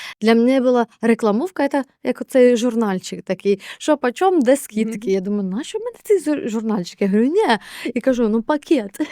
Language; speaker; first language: Ukrainian; native; Ukrainian